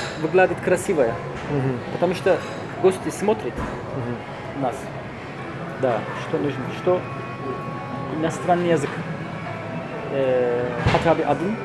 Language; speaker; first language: Russian; non-native, local second language; Turkish